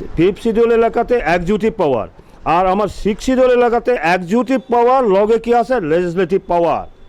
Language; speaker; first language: Bangla; non-native, local second language; Chakma